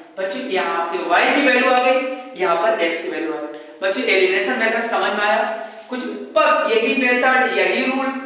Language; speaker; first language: Hindi; native; Hindi